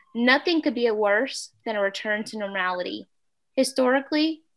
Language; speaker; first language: English; native; English